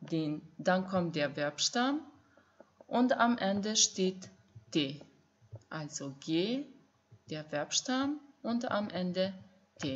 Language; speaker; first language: German; non-native, fluent; Albanian